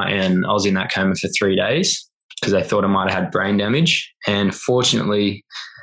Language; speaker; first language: English; native; English